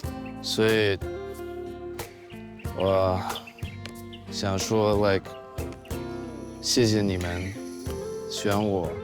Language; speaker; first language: Chinese; non-native, learner; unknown